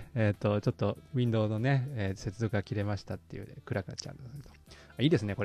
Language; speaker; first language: Japanese; native; Japanese